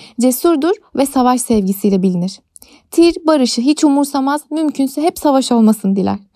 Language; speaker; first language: Turkish; native; Turkish